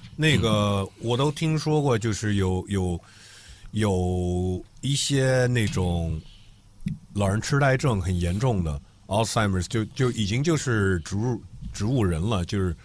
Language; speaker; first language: Chinese; non-native, fluent; English